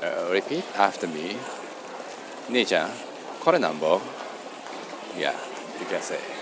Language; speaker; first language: English; non-native, learner; Japanese